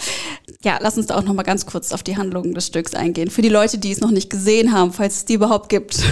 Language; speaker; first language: German; native; German